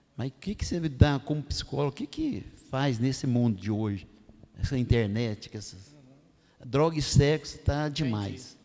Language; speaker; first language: Portuguese; non-native, fluent; Arabic